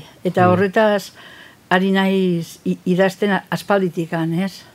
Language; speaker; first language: Basque; non-native, fluent; Catalan